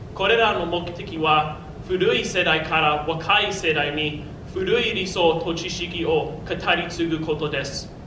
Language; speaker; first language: Japanese; non-native, learner; English